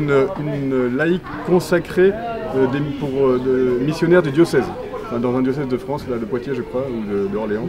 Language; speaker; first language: French; native; French